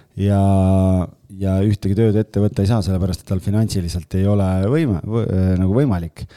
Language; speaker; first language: Estonian; native; Estonian